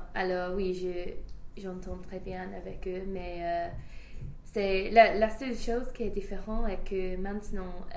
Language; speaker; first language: French; non-native, fluent; English